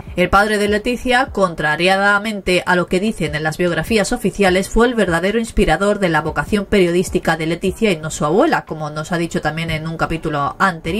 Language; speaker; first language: Spanish; native; Spanish